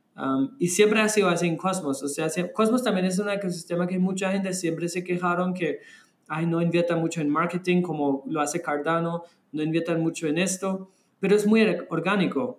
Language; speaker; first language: Spanish; non-native, fluent; German